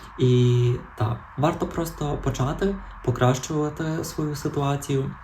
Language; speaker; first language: Ukrainian; non-native, local second language; Russian